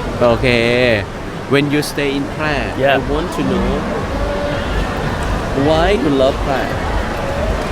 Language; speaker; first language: English; non-native, learner; Thai